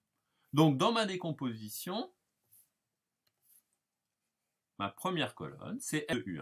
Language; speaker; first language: French; native; French